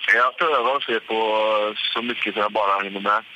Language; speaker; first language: Swedish; native; Swedish